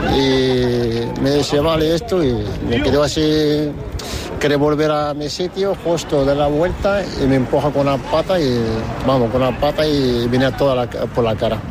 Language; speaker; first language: Spanish; non-native, learner; Arabic